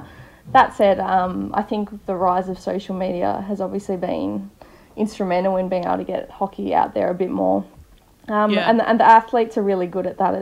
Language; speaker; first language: English; native; English